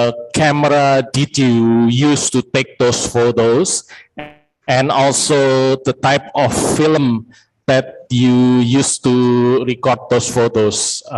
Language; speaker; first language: English; non-native, learner; Indonesian